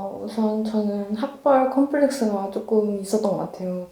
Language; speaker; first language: Korean; native; Korean